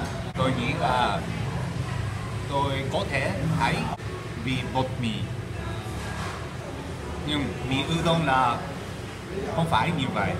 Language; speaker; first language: Vietnamese; non-native, learner; Japanese